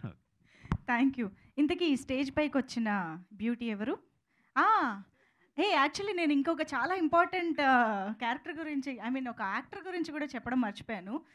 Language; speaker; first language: Telugu; native; Telugu